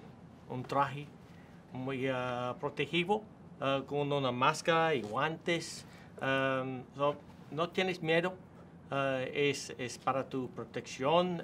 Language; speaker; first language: Spanish; non-native, learner; English